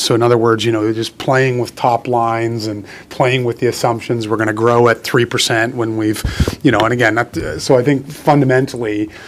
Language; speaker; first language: English; native; English